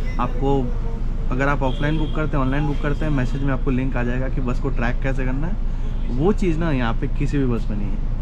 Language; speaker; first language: Hindi; native; Hindi